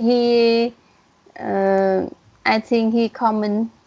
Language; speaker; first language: English; non-native, learner; Vietnamese